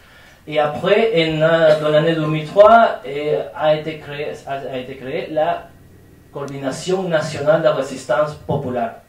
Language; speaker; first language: French; non-native, fluent; Spanish